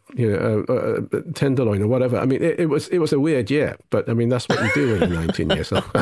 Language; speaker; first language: English; non-native, local second language; Japanese